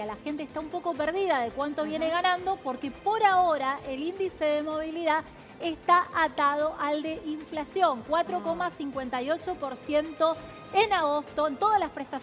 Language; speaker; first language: Spanish; native; Spanish